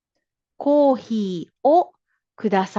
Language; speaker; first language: Japanese; non-native, fluent; Filipino